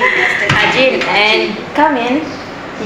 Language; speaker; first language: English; non-native, local second language; Cebuano